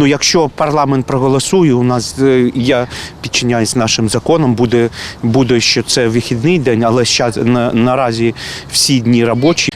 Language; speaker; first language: Ukrainian; non-native, local second language; Russian